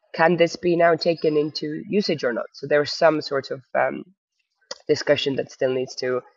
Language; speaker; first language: English; non-native, fluent; Estonian